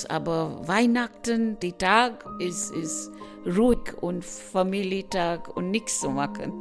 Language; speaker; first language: German; non-native, learner; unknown